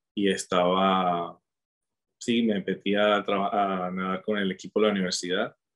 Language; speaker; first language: Spanish; native; Spanish